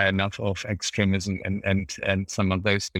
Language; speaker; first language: English; non-native, fluent; German